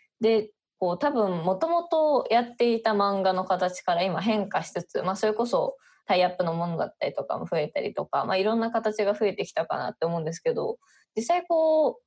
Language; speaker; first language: Japanese; native; Japanese